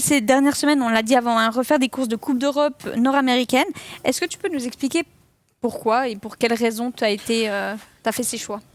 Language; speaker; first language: French; native; French